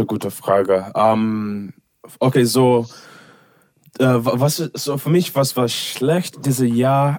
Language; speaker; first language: German; non-native, learner; English